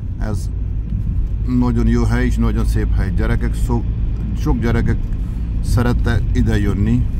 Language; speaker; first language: Hungarian; non-native, learner; Urdu